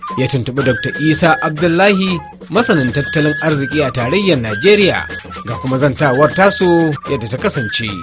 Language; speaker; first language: Hausa; native; Hausa